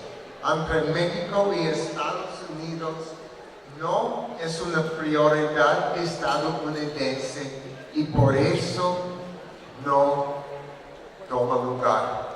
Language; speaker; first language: Spanish; non-native, learner; English